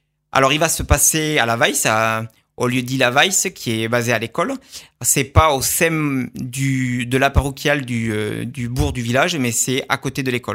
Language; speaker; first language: French; native; French